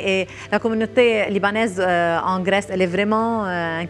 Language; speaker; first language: French; non-native, local second language; Arabic